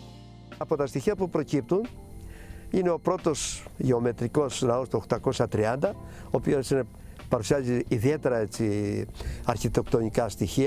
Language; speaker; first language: Greek; native; Greek